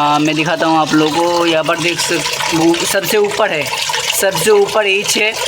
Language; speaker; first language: Hindi; non-native, local second language; Bangla